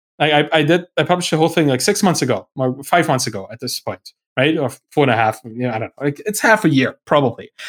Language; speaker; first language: English; non-native, fluent; German